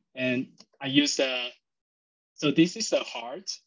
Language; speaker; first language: English; non-native, fluent; Chinese